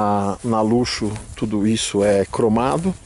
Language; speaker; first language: Portuguese; native; Portuguese